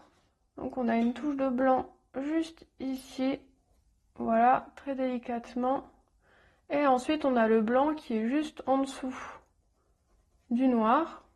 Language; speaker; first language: French; native; French